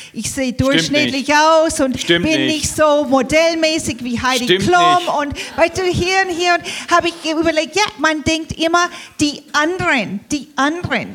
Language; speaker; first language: German; early bilingual, heritage; English